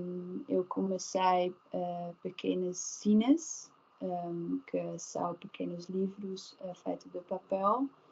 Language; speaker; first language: Portuguese; non-native, learner; Dutch